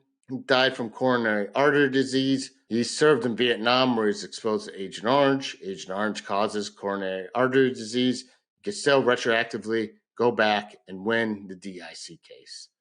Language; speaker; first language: English; native; English